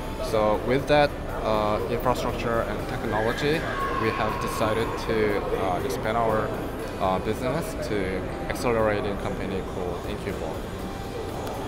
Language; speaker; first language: English; non-native, fluent; Korean